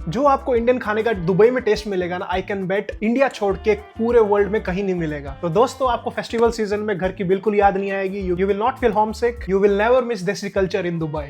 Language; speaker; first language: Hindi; native; Hindi